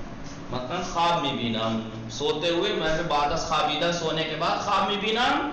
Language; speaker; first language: Persian; non-native, fluent; Urdu